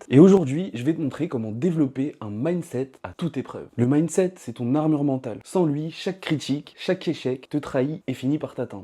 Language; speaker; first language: French; native; French